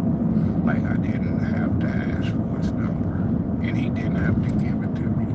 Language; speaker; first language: English; native; English